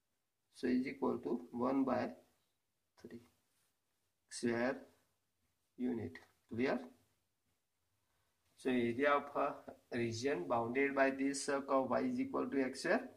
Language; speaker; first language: English; non-native, local second language; Gujarati